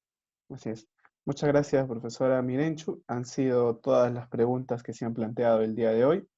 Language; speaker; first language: Spanish; native; Spanish